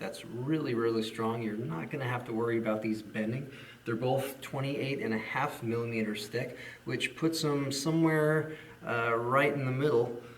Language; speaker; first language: English; native; English